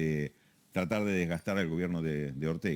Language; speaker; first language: Spanish; native; Spanish